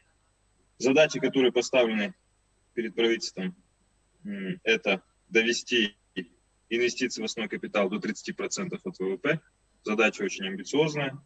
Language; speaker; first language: Russian; native; Russian